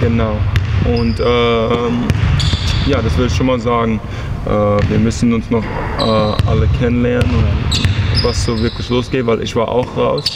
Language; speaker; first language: German; early bilingual, heritage; English